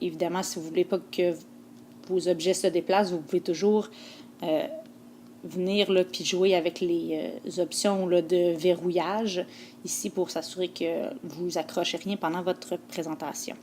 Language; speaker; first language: French; native; French